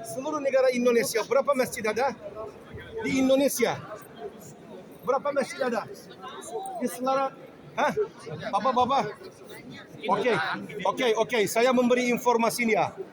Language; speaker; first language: Indonesian; non-native, learner; Turkish